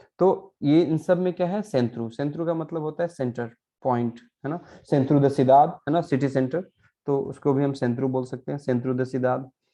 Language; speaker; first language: Hindi; native; Hindi